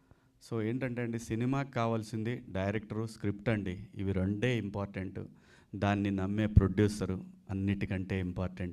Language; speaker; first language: Telugu; native; Telugu